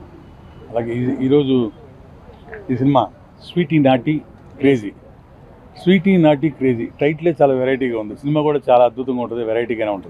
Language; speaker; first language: Telugu; native; Telugu